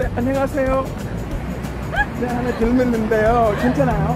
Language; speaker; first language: Korean; non-native, learner; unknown